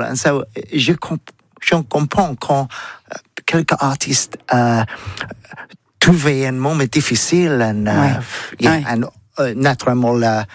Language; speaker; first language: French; non-native, learner; English